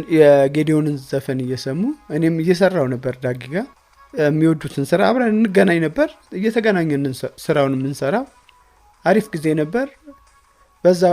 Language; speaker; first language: Amharic; native; Amharic